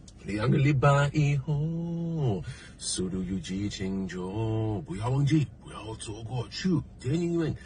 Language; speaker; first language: Chinese; non-native, learner; English